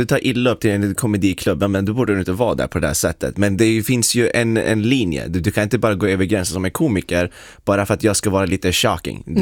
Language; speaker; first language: Swedish; non-native, local second language; English